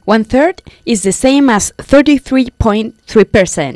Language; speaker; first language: English; non-native, fluent; Spanish